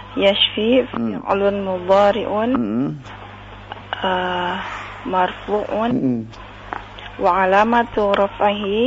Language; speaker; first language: Arabic; non-native, learner; Indonesian